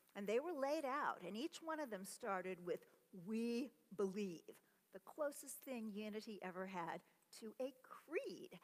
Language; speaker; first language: English; native; English